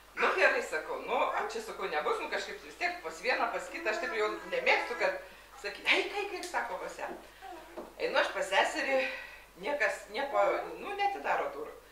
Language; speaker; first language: Lithuanian; native; Lithuanian